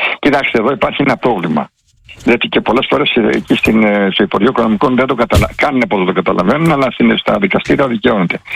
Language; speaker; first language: Greek; native; Greek